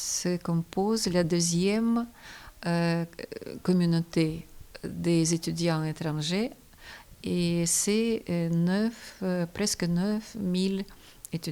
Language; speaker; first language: French; non-native, fluent; Ukrainian